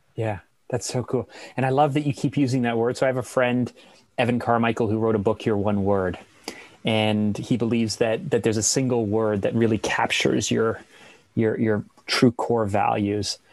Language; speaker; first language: English; native; English